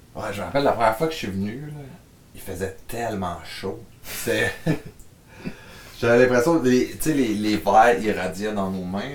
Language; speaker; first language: French; native; French